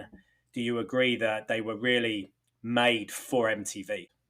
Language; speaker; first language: English; native; English